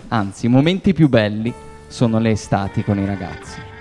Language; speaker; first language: Italian; native; Italian